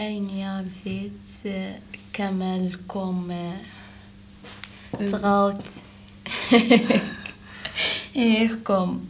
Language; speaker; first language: Dutch; non-native, learner; Arabic